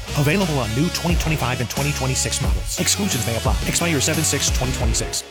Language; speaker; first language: English; native; English